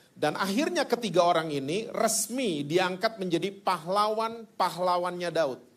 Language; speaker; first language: Indonesian; native; Indonesian